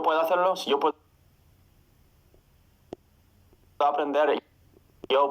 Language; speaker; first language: Spanish; non-native, fluent; English